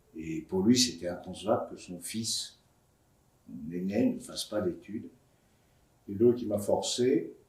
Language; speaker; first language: French; native; French